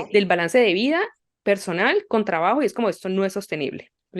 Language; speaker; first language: Spanish; native; Spanish